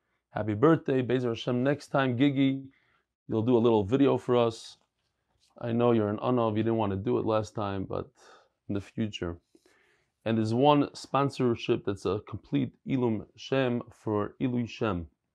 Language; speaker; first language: English; native; English